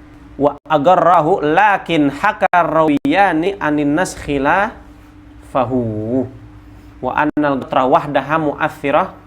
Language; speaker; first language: Arabic; non-native, fluent; Malay